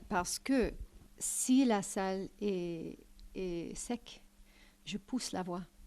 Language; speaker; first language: French; non-native, fluent; English